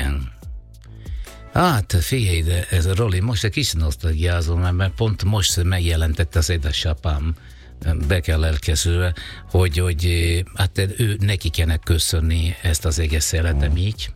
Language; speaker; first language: Hungarian; non-native, learner; Italian